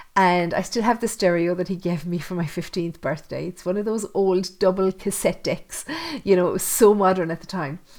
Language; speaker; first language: English; native; English